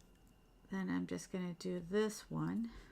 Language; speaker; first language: English; native; English